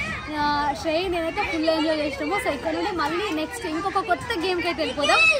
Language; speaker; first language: Telugu; native; Telugu